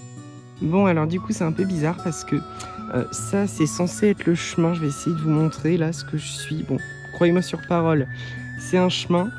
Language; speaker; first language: French; native; French